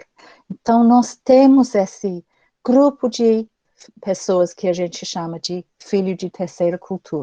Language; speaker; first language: Portuguese; non-native, fluent; English